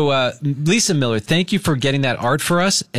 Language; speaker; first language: English; native; English